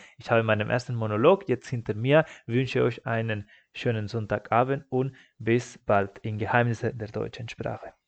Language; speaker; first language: German; non-native, fluent; Spanish